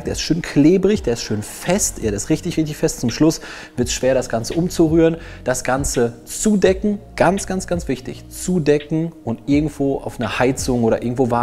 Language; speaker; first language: German; native; German